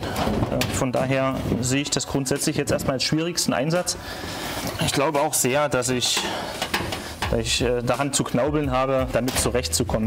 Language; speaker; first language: German; native; German